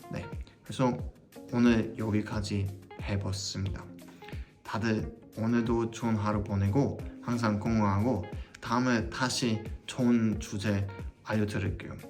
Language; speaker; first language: Korean; non-native, learner; German